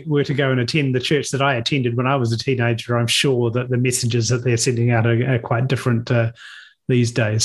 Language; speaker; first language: English; native; English